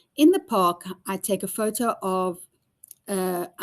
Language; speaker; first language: English; non-native, local second language; Afrikaans